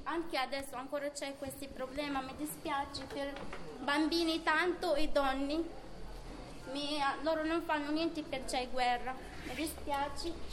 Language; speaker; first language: Italian; non-native, learner; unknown